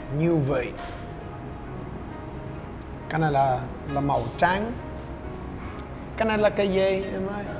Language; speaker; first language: Vietnamese; non-native, learner; English